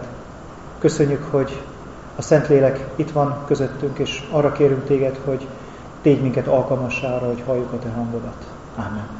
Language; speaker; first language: Hungarian; native; Hungarian